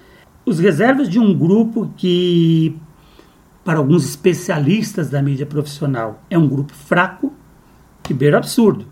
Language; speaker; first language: Portuguese; native; Portuguese